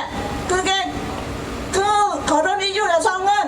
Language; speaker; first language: Korean; non-native, fluent; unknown